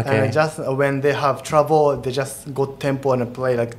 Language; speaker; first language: English; non-native, fluent; Japanese